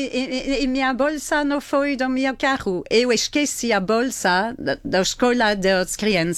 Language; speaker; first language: Portuguese; non-native, learner; French